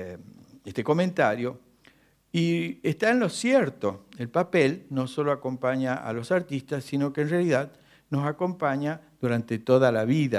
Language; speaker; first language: Spanish; native; Spanish